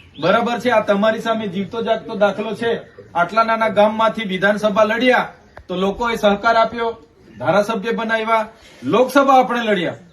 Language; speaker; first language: Gujarati; non-native, local second language; Vasavi